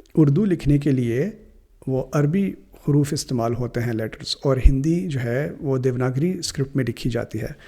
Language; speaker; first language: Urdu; native; Urdu